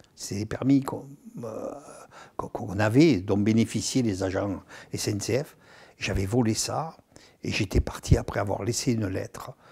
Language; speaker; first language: French; native; French